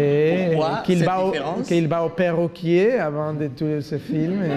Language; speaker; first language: French; non-native, fluent; Spanish